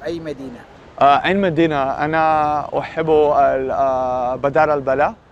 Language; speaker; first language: Arabic; non-native, learner; Dutch